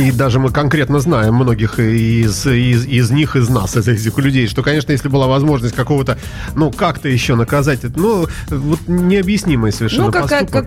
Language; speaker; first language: Russian; native; Russian